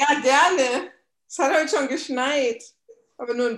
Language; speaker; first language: German; native; German